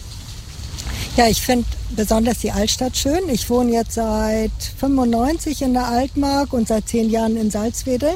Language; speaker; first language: German; native; German